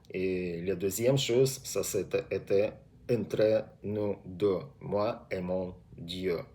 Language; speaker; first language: French; non-native, learner; Russian